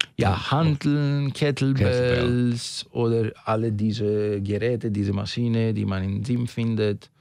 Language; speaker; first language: German; non-native, fluent; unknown